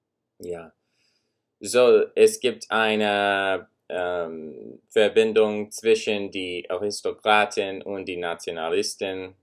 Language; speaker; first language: German; non-native, learner; English